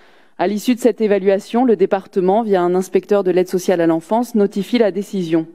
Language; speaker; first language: French; native; French